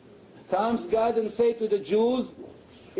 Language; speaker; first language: English; non-native, fluent; Hebrew